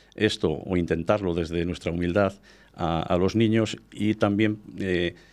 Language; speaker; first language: Spanish; native; Spanish